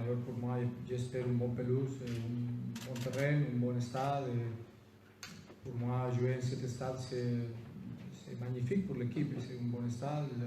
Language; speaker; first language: French; non-native, fluent; Spanish